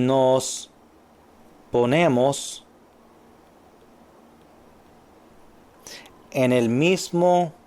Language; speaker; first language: Spanish; non-native, fluent; English